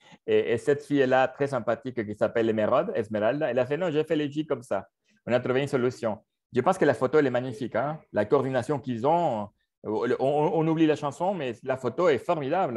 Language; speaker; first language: French; non-native, fluent; Spanish